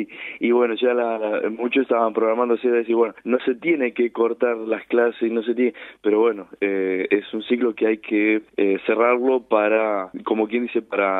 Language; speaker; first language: Spanish; native; Spanish